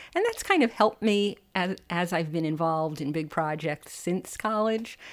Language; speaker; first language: English; native; English